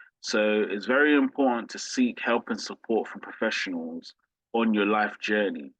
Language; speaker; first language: English; native; English